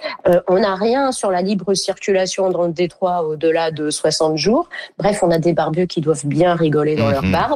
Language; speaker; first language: French; native; French